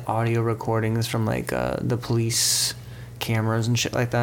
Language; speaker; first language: English; native; English